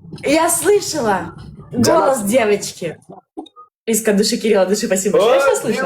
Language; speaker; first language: Russian; native; Russian